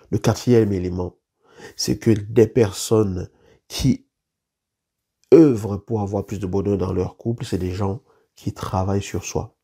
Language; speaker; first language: French; native; French